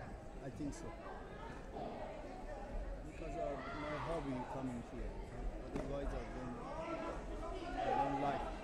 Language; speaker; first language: English; non-native, learner; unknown